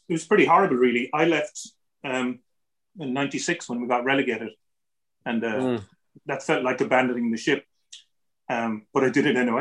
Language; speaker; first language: English; native; English